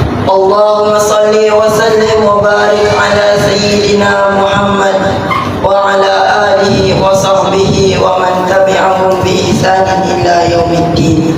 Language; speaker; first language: Arabic; non-native, learner; Malay